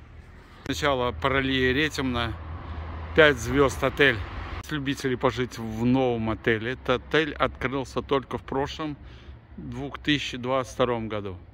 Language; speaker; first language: Russian; native; Russian